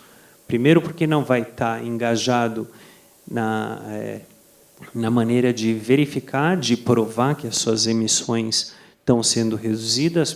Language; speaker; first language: Portuguese; non-native, fluent; Spanish